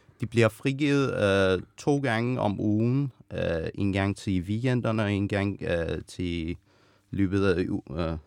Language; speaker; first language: Danish; non-native, fluent; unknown